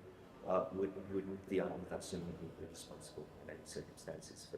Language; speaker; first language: English; native; English